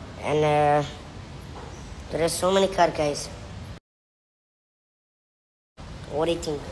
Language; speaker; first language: English; non-native, learner; Tajik